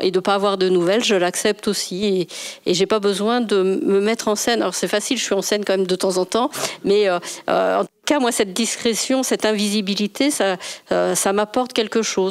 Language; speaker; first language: French; native; French